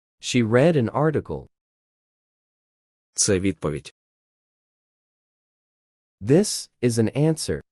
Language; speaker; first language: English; non-native, fluent; Ukrainian